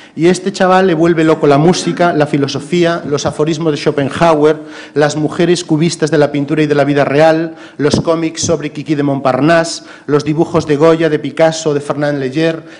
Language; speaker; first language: Spanish; native; Spanish